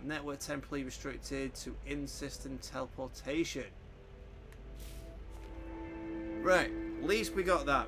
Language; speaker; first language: English; native; English